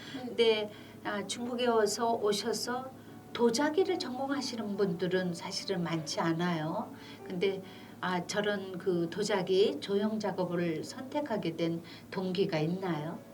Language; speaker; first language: Korean; native; Korean